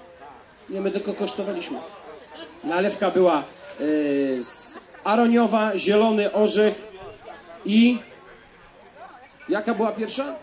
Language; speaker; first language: Polish; native; Polish